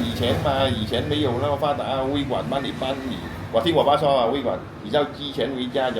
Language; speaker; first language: Chinese; early bilingual, heritage; Min Nan Chinese